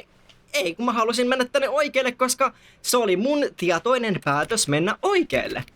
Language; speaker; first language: Finnish; native; Finnish